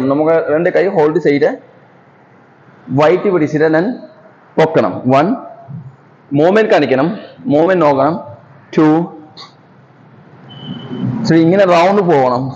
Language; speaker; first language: Malayalam; non-native, learner; Assamese